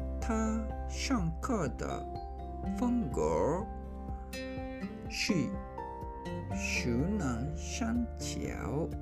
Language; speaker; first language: Chinese; non-native, learner; Japanese